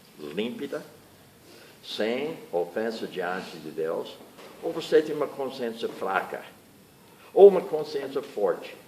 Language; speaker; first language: Portuguese; non-native, fluent; English